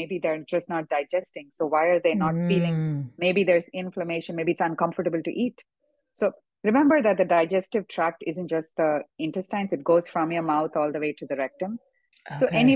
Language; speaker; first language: English; non-native, local second language; Tamil